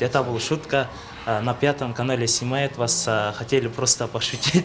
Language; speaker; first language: Russian; non-native, local second language; Kyrgyz